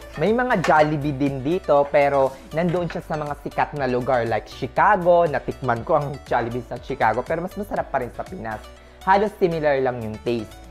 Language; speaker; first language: Filipino; native; Filipino